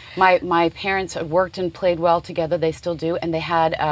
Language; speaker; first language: English; native; English